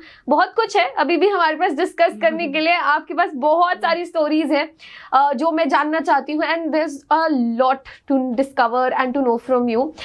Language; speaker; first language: Hindi; native; Hindi